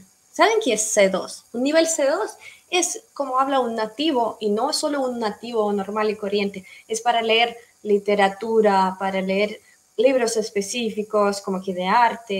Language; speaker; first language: Spanish; non-native, fluent; Russian